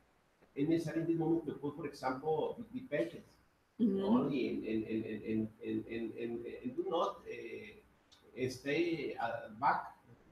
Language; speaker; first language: English; non-native, learner; Spanish